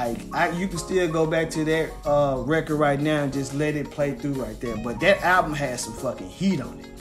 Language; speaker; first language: English; native; English